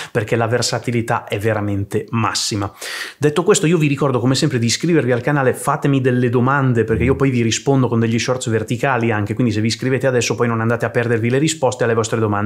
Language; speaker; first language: Italian; native; Italian